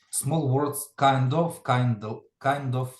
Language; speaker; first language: English; non-native, fluent; Ukrainian